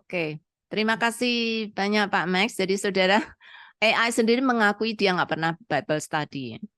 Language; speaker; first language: Indonesian; native; Indonesian